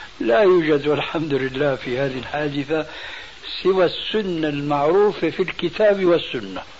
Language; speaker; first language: Arabic; early bilingual, other home language; Albanian